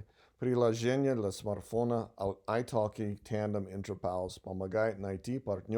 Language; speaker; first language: Russian; non-native, learner; English